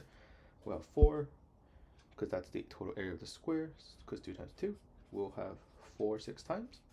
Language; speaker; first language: English; native; English